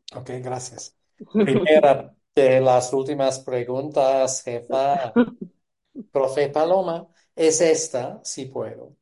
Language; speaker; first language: Spanish; non-native, fluent; English